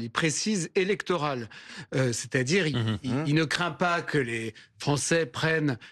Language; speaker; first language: French; native; French